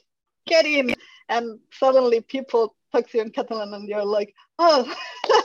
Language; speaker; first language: English; non-native, fluent; Spanish